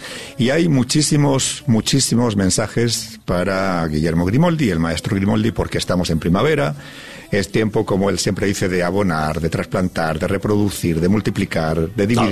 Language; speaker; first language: Spanish; native; Spanish